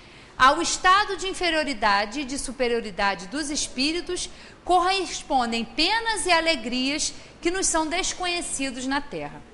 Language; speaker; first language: Portuguese; native; Portuguese